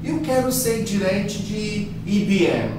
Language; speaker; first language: Portuguese; non-native, fluent; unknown